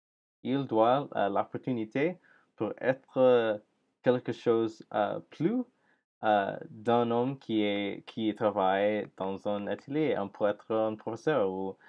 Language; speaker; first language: French; non-native, learner; English